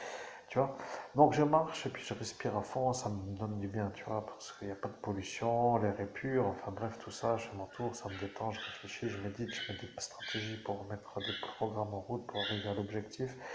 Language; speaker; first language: French; native; French